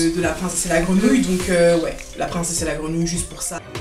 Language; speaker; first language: French; native; French